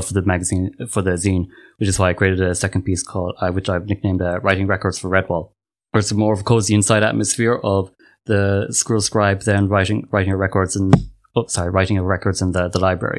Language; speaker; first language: English; native; English